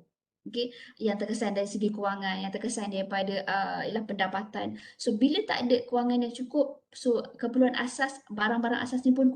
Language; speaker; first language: Malay; native; Malay